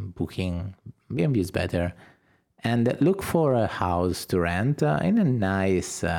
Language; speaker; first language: English; non-native, fluent; Italian